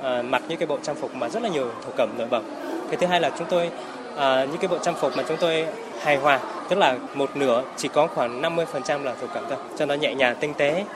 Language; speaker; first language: Vietnamese; non-native, local second language; Hmong